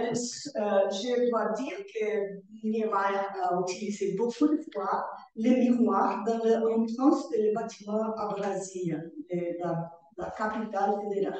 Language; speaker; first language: French; non-native, learner; Portuguese